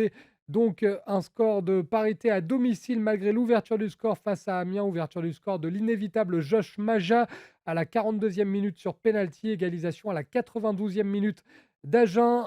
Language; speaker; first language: French; native; French